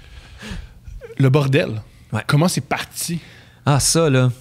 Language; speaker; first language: French; native; French